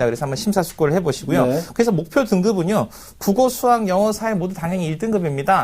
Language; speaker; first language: Korean; native; Korean